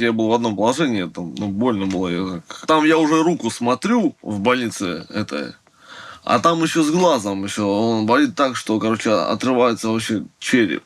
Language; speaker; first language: Russian; native; Russian